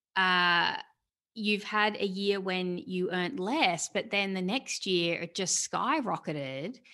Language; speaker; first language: English; native; English